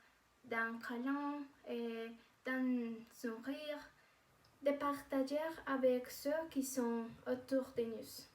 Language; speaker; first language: French; non-native, learner; Spanish